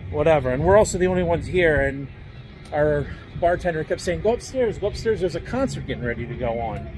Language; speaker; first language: English; native; English